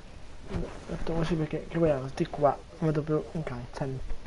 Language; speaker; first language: Italian; native; Italian